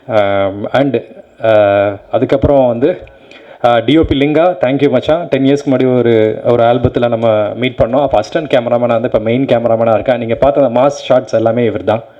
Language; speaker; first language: Tamil; native; Tamil